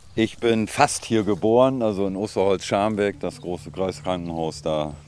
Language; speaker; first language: German; native; German